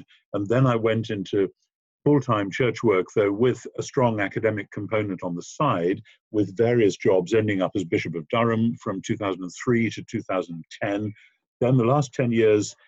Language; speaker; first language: English; native; English